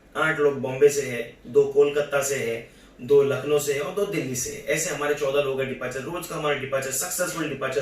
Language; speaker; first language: Hindi; native; Hindi